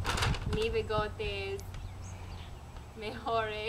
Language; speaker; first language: Spanish; non-native, learner; English